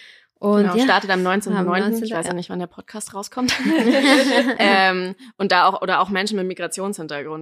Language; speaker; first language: German; native; German